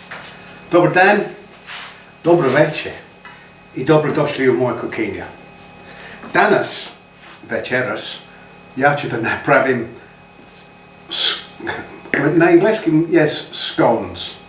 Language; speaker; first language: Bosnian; non-native, learner; English